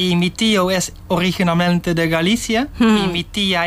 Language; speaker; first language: Spanish; non-native, learner; Dutch